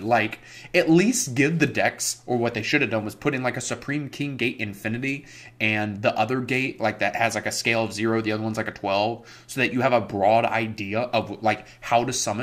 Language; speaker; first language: English; native; English